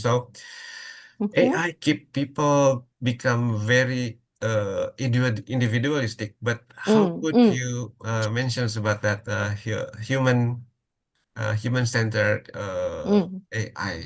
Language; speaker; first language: English; non-native, fluent; Indonesian